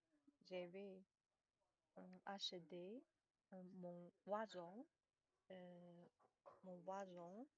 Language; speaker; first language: French; non-native, learner; Chinese